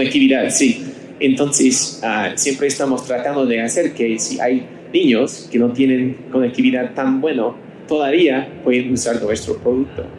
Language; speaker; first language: Spanish; non-native, learner; English